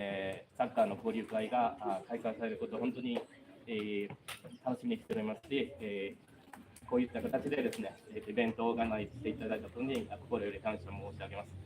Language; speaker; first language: Japanese; native; Japanese